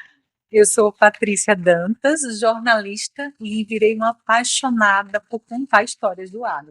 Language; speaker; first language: Portuguese; native; Portuguese